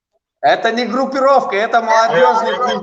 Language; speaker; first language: Russian; non-native, local second language; Tajik